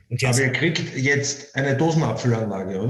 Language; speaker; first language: German; native; German